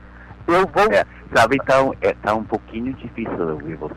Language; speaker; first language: Portuguese; non-native, fluent; English